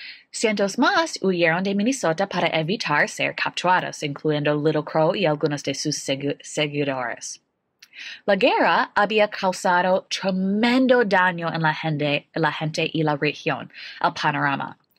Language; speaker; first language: Spanish; non-native, learner; English